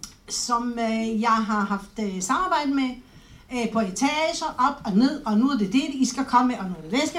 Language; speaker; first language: Danish; non-native, fluent; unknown